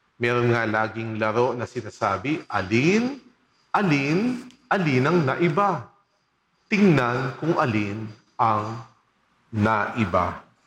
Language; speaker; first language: Filipino; native; Filipino